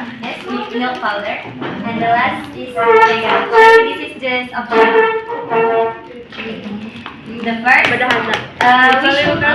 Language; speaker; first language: English; non-native, learner; Indonesian